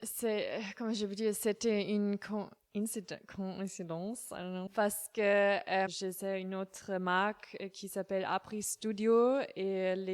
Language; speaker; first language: French; non-native, learner; German